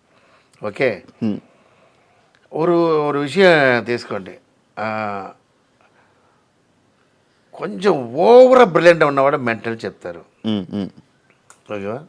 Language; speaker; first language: Telugu; non-native, learner; Tamil